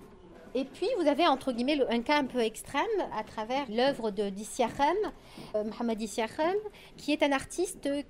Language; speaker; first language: French; native; French